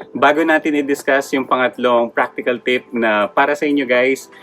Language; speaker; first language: Filipino; native; Filipino